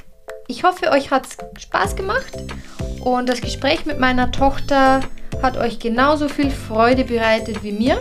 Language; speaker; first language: German; native; German